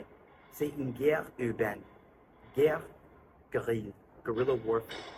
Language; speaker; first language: French; non-native, learner; English